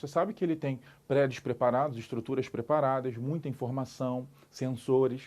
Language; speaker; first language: Portuguese; native; Portuguese